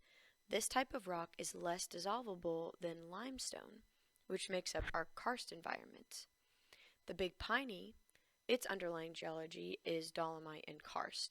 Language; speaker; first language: English; native; English